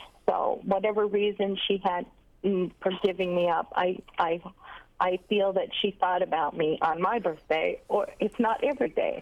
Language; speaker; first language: English; native; English